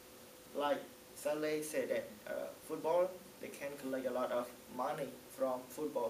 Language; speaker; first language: English; non-native, learner; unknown